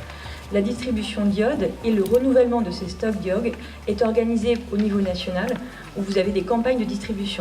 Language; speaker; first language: French; native; French